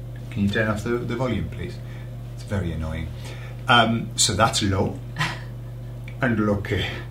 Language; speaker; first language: English; native; English